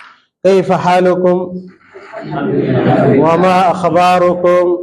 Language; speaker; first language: Arabic; non-native, fluent; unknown